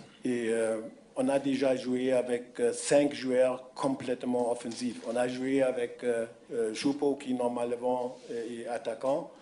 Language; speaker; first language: French; non-native, fluent; German